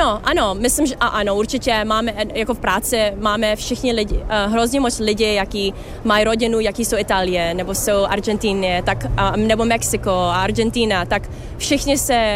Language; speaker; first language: Czech; early bilingual, heritage; Czech